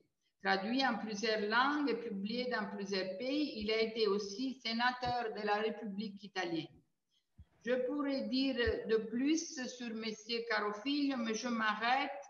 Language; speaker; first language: French; non-native, fluent; Italian